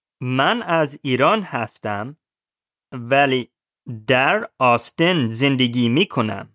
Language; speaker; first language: Persian; non-native, learner; English